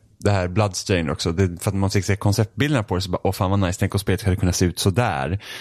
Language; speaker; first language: Swedish; native; Swedish